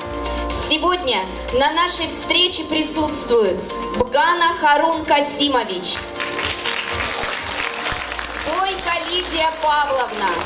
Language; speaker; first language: Russian; native; Russian